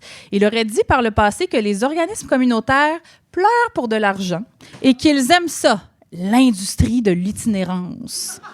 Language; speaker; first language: French; native; French